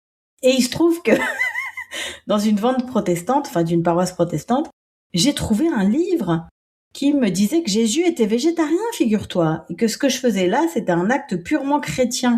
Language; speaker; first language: French; native; French